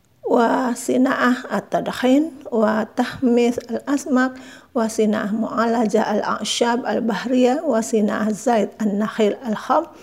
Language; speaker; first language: Arabic; non-native, fluent; Indonesian